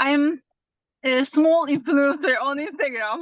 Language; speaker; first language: English; non-native, learner; Turkish